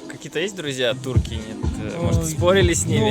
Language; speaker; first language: Russian; native; Russian